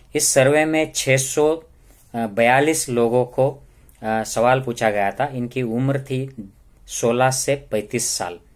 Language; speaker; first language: Hindi; non-native, local second language; Marathi